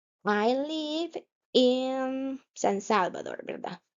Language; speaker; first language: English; non-native, fluent; Spanish